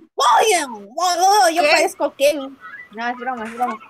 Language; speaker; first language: Spanish; native; Spanish